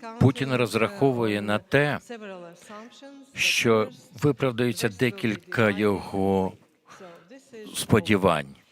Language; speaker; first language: Ukrainian; non-native, fluent; Latvian